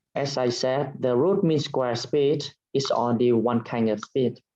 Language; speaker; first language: English; non-native, fluent; Vietnamese